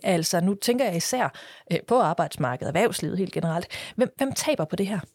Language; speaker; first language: Danish; native; Danish